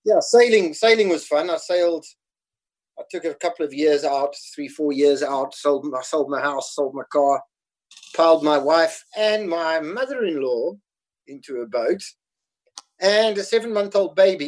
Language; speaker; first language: English; native; English